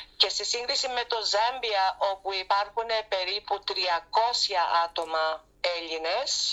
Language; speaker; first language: Greek; early bilingual, heritage; Greek